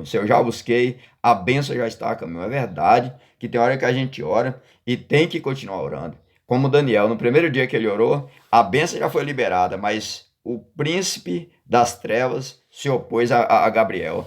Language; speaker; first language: Portuguese; native; Portuguese